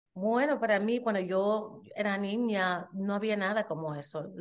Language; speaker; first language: Spanish; early bilingual, heritage; Spanish